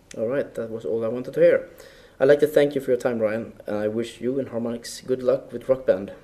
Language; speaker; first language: English; non-native, fluent; Swedish